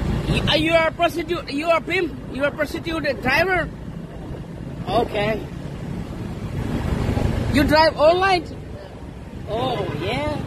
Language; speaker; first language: English; non-native, learner; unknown